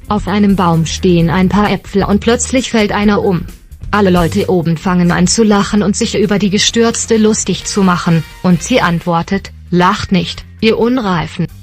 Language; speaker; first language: German; non-native, learner; Spanish